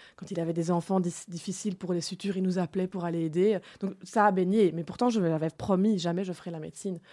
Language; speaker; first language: French; native; French